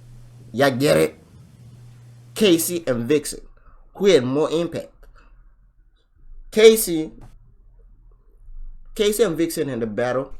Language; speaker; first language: English; native; English